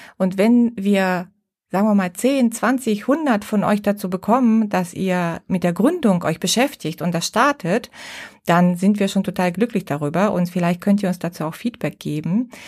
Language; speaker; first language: German; non-native, fluent; Bulgarian